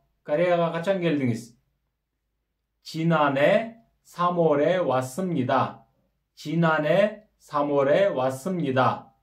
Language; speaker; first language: Korean; non-native, fluent; Kyrgyz